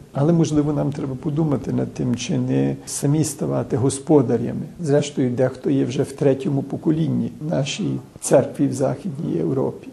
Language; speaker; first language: Ukrainian; early bilingual, heritage; Ukrainian